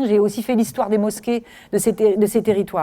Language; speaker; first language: French; native; French